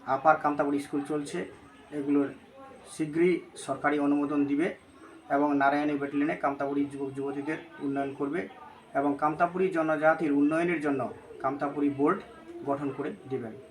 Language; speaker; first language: Bangla; non-native, local second language; Rangpuri